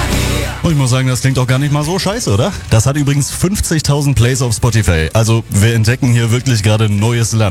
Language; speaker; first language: German; native; German